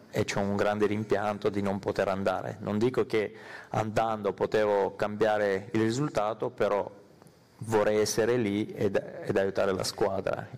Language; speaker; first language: Italian; non-native, fluent; Armenian